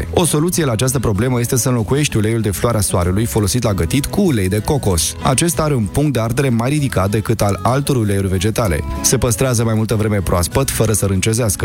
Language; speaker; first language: Romanian; native; Romanian